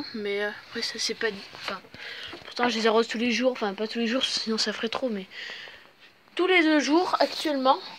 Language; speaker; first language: French; native; French